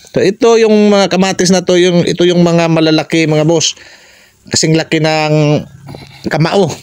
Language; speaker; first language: Filipino; non-native, local second language; Cebuano